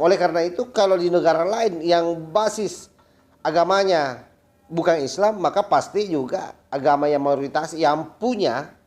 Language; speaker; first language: Indonesian; native; Indonesian